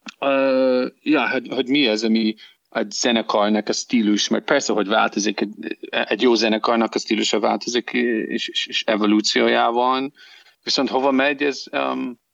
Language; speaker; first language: Hungarian; non-native, learner; English